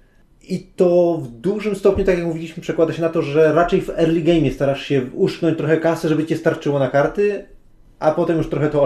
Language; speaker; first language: Polish; native; Polish